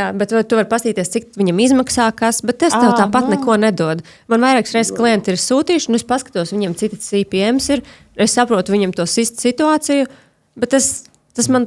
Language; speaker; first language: Latvian; native; Latvian